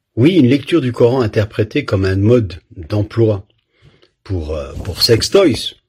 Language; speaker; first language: French; native; French